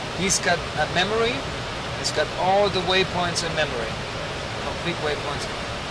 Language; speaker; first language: English; non-native, fluent; German